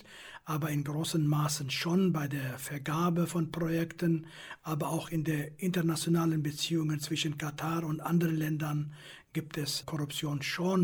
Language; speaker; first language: German; non-native, fluent; Kurdish